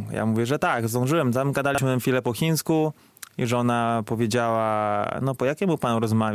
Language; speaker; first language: Polish; non-native, fluent; Chinese